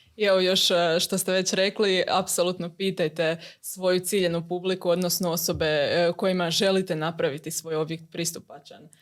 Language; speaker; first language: Croatian; native; Croatian